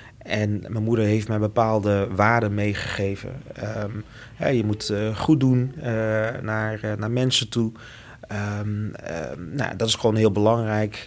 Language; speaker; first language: Dutch; early bilingual, other home language; Lingala